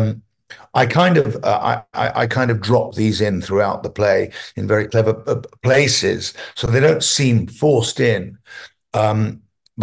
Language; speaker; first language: English; native; English